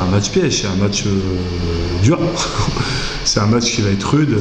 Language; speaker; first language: French; native; French